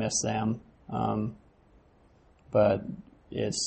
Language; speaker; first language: English; native; English